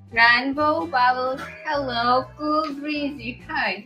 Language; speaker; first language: English; non-native, learner; Russian